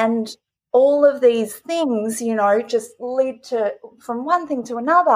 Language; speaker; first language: English; native; English